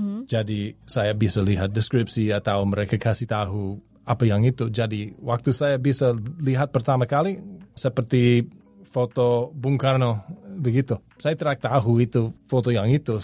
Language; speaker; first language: Indonesian; non-native, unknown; English